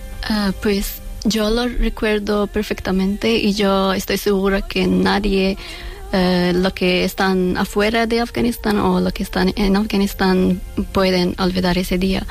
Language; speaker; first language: Spanish; non-native, learner; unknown